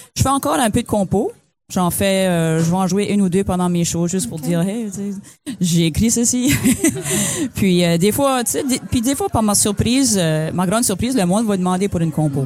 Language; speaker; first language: French; native; French